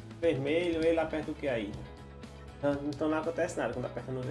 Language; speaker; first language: Portuguese; native; Portuguese